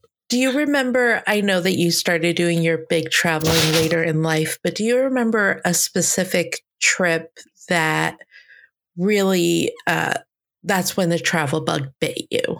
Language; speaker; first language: English; native; English